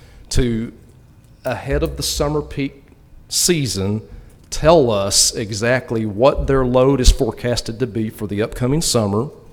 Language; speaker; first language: English; native; English